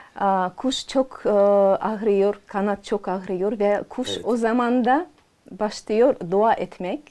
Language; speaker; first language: Turkish; non-native, learner; Azerbaijani